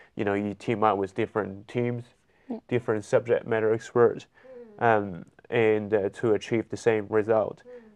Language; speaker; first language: English; non-native, fluent; Chinese